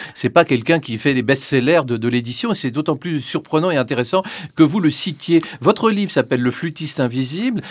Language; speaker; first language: French; native; French